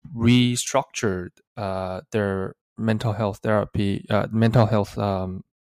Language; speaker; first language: English; early bilingual, other home language; Korean